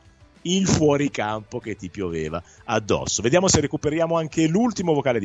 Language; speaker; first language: Italian; native; Italian